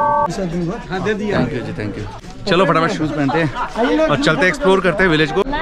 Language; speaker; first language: Hindi; native; Hindi